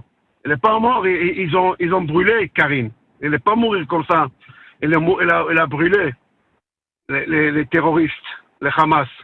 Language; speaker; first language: French; non-native, learner; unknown